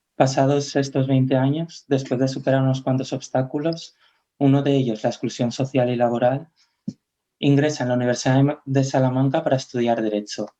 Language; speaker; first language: Spanish; native; Spanish